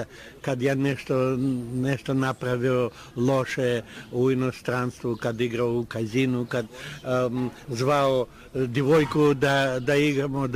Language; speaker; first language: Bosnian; non-native, learner; Russian